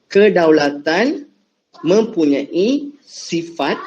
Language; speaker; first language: Malay; non-native, local second language; Tamil